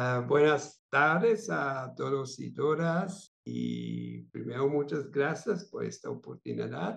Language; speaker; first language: Spanish; non-native, fluent; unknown